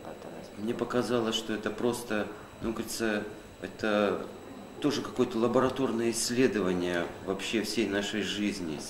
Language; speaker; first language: Russian; native; Russian